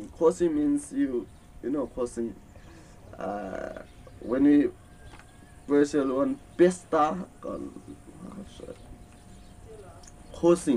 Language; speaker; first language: English; non-native, learner; Newari